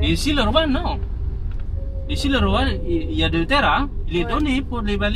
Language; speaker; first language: French; non-native, learner; Balinese